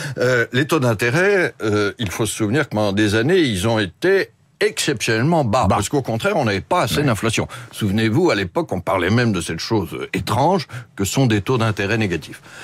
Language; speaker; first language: French; native; French